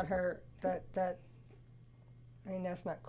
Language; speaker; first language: English; native; English